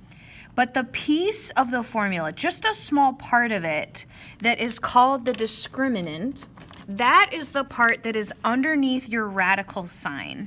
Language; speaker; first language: English; native; English